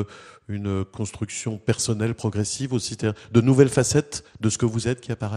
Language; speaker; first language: French; native; French